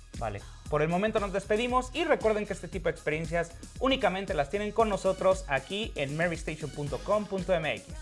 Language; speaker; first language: Spanish; native; Spanish